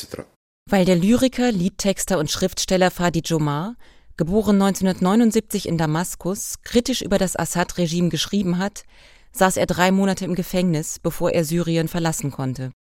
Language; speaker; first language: German; native; German